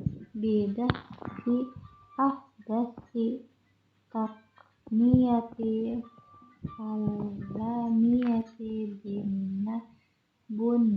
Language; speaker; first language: Arabic; non-native, learner; Indonesian